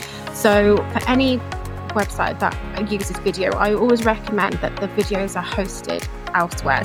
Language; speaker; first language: English; native; English